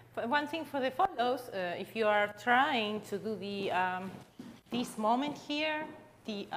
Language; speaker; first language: English; non-native, fluent; Spanish